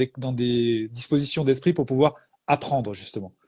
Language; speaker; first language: French; native; French